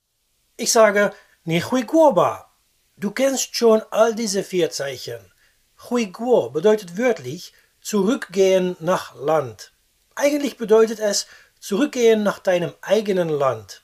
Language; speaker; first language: German; non-native, fluent; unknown